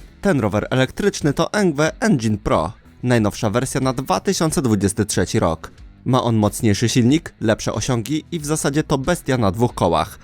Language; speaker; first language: Polish; native; Polish